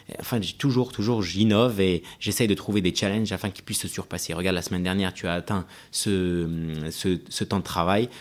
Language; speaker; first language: French; early bilingual, other home language; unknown